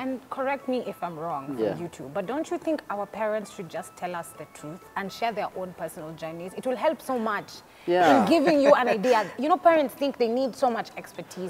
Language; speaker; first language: English; non-native, local second language; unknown